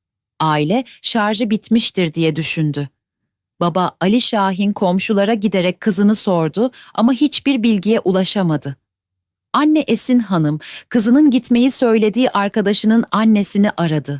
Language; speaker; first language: Turkish; native; Turkish